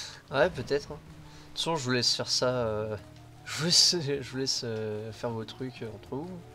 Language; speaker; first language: French; native; French